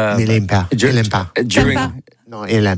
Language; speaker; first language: French; non-native, learner; English